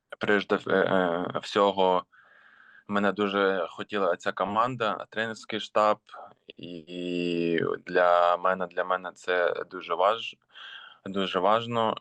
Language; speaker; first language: Ukrainian; non-native, local second language; Russian